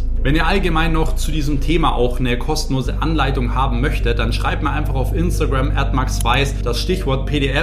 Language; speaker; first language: German; native; German